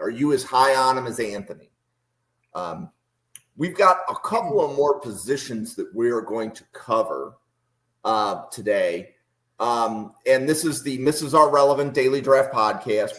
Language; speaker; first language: English; native; English